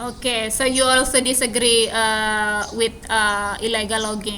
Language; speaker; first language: English; non-native, fluent; Indonesian